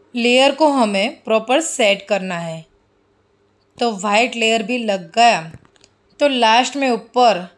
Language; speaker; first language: Hindi; non-native, local second language; Gujarati